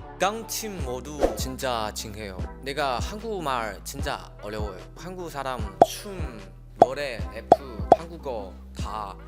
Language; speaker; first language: Korean; non-native, learner; Chinese